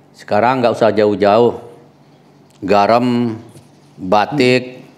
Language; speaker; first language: Indonesian; native; Indonesian